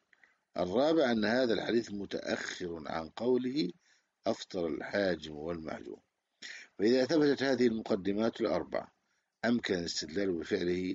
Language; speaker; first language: Arabic; native; Arabic